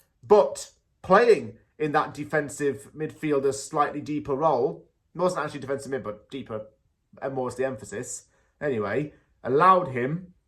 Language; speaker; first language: English; native; English